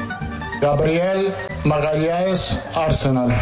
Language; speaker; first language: Portuguese; non-native, fluent; Italian